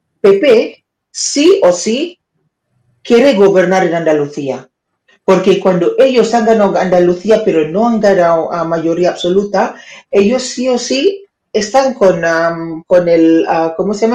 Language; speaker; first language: Spanish; non-native, fluent; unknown